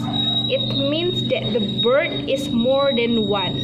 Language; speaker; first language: English; non-native, learner; Indonesian